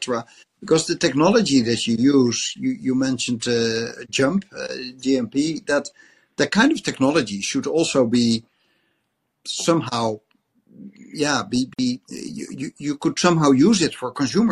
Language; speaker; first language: English; non-native, fluent; Dutch